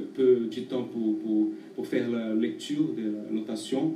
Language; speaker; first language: French; non-native, fluent; Portuguese